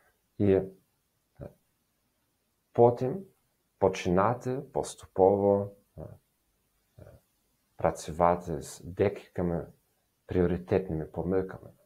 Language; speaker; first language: Ukrainian; non-native, learner; German